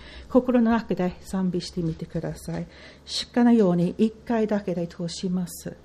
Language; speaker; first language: Japanese; non-native, fluent; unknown